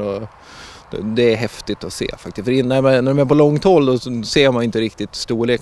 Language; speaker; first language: Swedish; native; Swedish